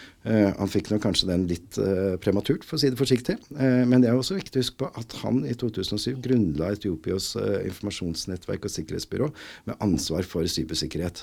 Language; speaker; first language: Norwegian; native; Norwegian